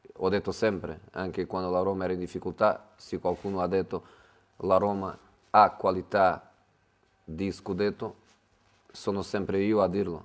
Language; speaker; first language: Italian; non-native, fluent; Portuguese